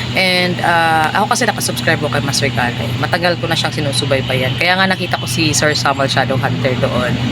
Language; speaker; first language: Filipino; non-native, local second language; Cebuano